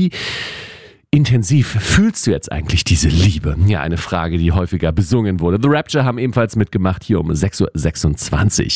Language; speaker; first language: German; native; German